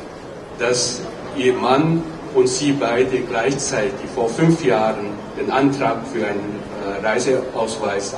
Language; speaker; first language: German; non-native, fluent; Tibetan